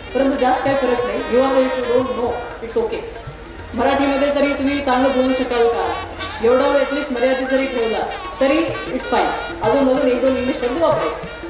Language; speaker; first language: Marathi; non-native, fluent; Kannada